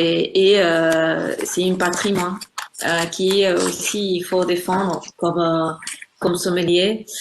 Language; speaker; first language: French; non-native, fluent; Spanish